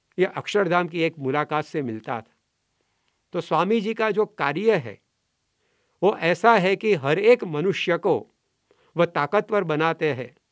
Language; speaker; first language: Hindi; non-native, local second language; Gujarati